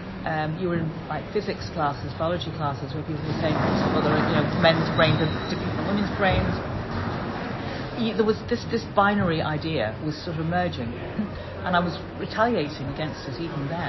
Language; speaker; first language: English; native; English